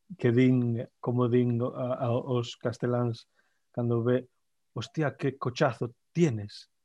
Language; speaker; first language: Galician; native; Galician